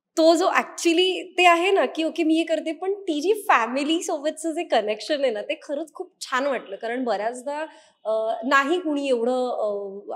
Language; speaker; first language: Marathi; native; Marathi